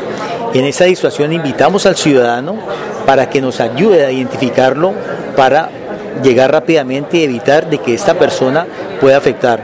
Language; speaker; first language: Spanish; native; Spanish